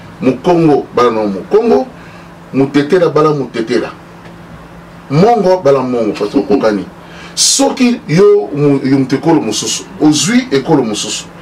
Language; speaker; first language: Lingala; native; Lingala